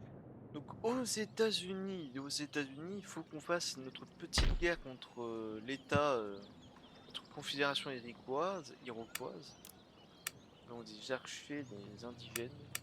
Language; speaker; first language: French; native; French